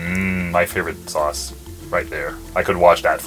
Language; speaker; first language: English; non-native, local second language; French